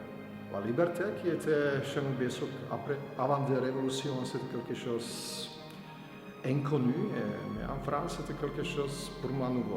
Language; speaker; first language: French; non-native, fluent; Slovak